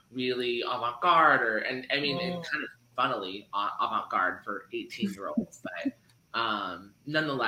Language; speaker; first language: English; native; English